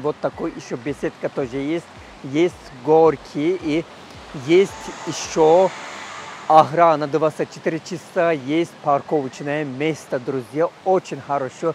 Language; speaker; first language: Russian; non-native, fluent; Turkish